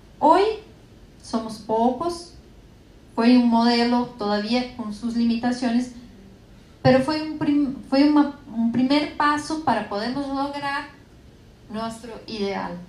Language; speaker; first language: Spanish; non-native, fluent; Portuguese